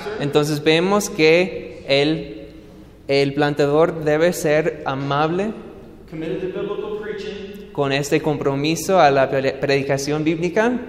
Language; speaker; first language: Spanish; non-native, fluent; English